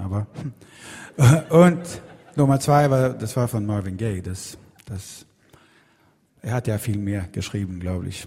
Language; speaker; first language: German; non-native, learner; Swedish